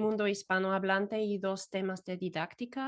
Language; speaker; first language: Spanish; non-native, fluent; German